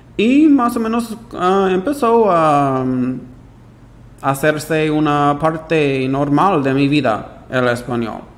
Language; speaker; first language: Spanish; non-native, fluent; English